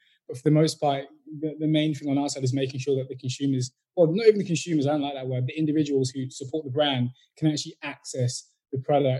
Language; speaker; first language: English; native; English